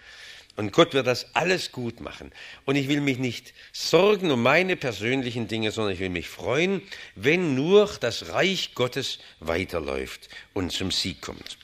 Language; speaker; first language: German; native; German